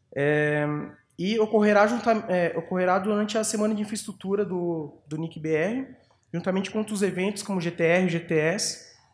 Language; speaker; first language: Portuguese; native; Portuguese